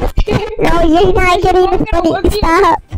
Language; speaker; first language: English; native; English